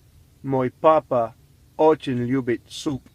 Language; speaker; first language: Russian; non-native, learner; English